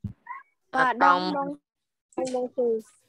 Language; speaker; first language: French; non-native, learner; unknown